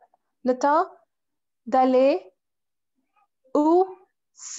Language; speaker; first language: French; non-native, learner; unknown